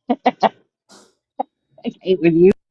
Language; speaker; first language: English; native; English